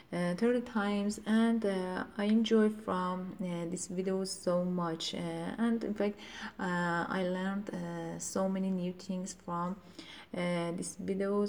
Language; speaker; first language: English; non-native, learner; Persian